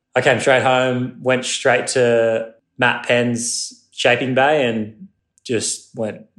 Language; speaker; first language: English; non-native, local second language; Japanese